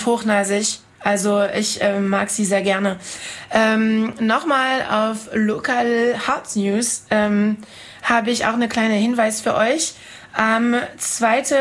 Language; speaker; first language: German; non-native, fluent; French